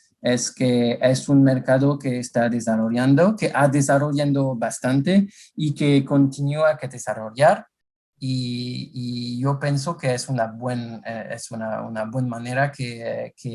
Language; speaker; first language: Spanish; non-native, fluent; French